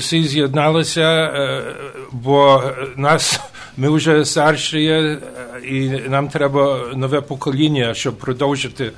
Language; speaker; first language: Ukrainian; early bilingual, heritage; Ukrainian